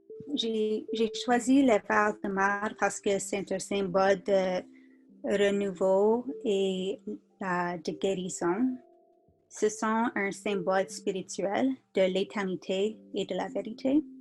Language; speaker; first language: French; non-native, fluent; English